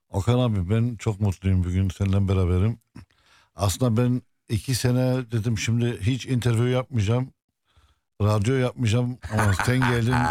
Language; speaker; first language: Turkish; non-native, local second language; Arabic